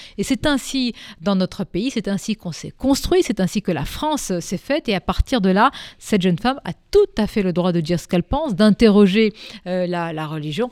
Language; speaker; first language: French; non-native, local second language; Arabic